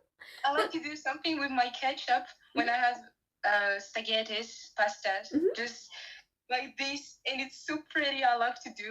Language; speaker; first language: English; non-native, learner; French